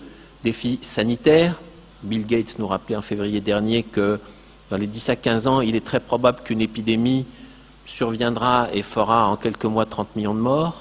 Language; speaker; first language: French; native; French